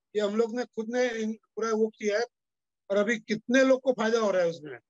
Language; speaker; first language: Hindi; non-native, local second language; Gujarati